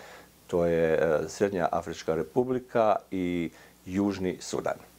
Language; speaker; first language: Serbian; native; Serbian